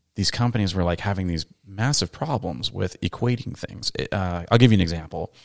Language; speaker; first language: English; native; English